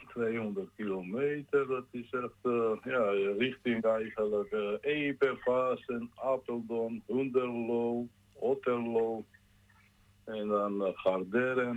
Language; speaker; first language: Dutch; non-native, learner; Georgian